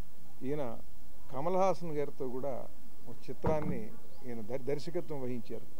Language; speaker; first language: Telugu; native; Telugu